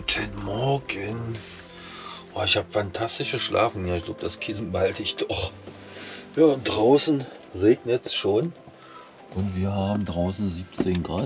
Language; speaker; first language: German; native; German